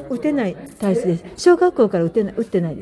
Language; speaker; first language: Japanese; native; Japanese